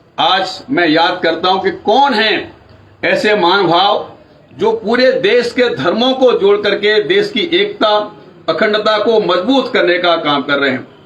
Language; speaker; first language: Hindi; native; Hindi